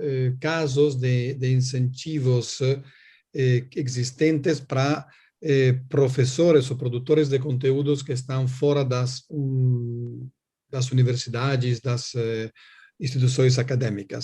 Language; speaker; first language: Portuguese; non-native, learner; Italian